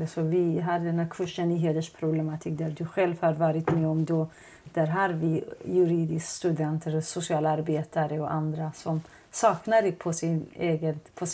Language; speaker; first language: Swedish; non-native, fluent; Kurdish